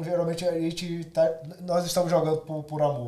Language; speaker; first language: Portuguese; native; Portuguese